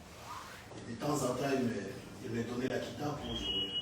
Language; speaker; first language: French; non-native, local second language; Lingala